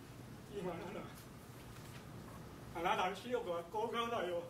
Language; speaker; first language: Japanese; non-native, fluent; Chinese